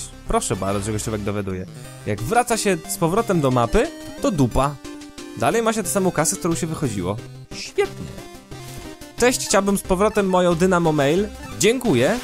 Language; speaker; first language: Polish; native; Polish